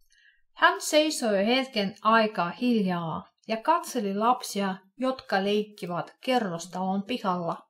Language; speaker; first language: Finnish; non-native, fluent; Russian